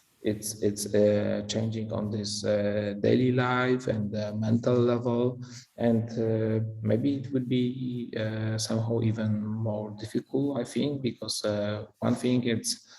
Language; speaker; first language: English; non-native, fluent; Polish